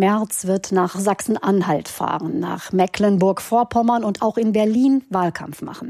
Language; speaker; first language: German; native; German